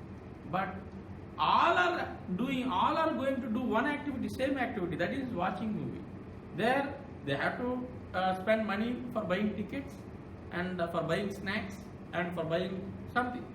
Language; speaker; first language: English; non-native, local second language; Telugu